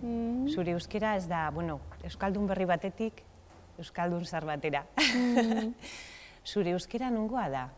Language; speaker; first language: Basque; non-native, local second language; Spanish